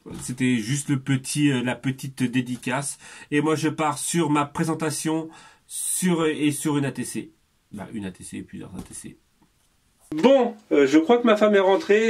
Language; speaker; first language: French; native; French